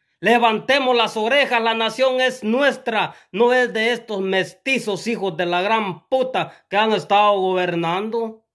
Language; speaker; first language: Spanish; native; Spanish